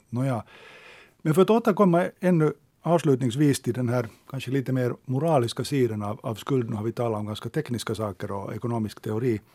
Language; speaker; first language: Swedish; native; Swedish